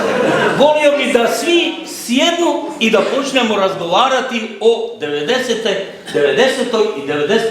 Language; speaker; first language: Croatian; native; Croatian